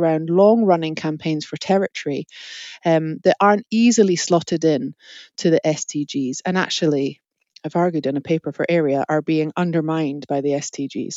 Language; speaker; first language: English; native; English